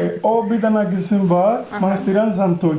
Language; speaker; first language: Turkish; non-native, learner; Spanish